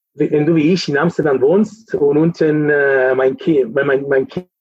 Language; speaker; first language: German; non-native, fluent; Italian